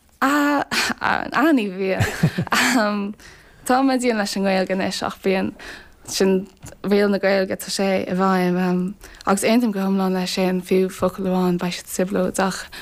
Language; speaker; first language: Irish; non-native, local second language; English